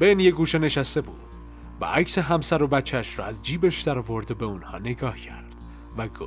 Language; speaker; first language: Persian; native; Persian